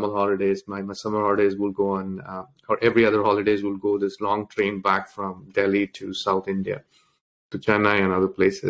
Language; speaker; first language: English; non-native, local second language; Tamil